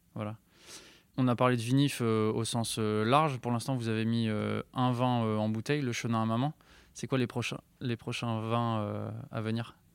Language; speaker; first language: French; native; French